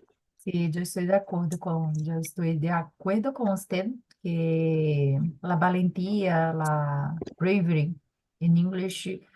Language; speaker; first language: Spanish; non-native, learner; Portuguese